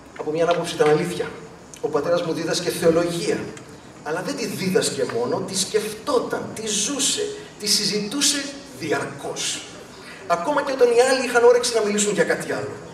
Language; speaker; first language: Greek; early bilingual, other home language; English